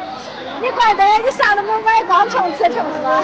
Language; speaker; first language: Chinese; native; Chinese